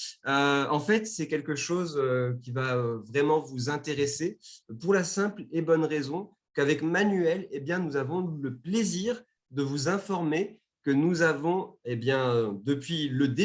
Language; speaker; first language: French; native; French